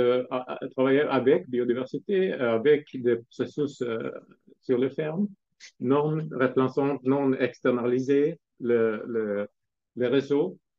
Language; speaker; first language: French; non-native, fluent; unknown